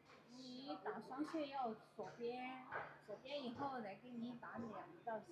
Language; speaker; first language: Chinese; native; Chinese